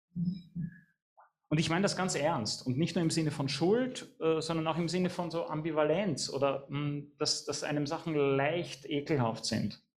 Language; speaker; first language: German; native; German